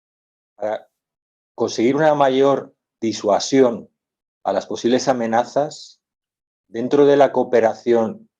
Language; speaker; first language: Spanish; native; Spanish